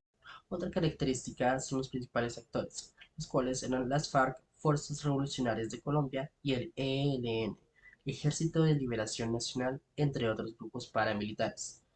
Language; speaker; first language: Spanish; native; Spanish